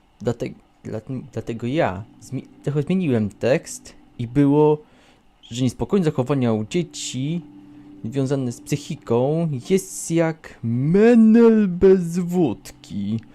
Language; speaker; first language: Polish; native; Polish